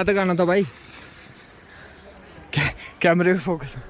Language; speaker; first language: Hindi; native; Hindi